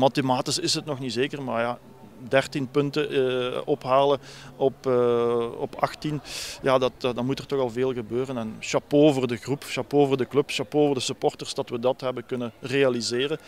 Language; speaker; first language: Dutch; native; Dutch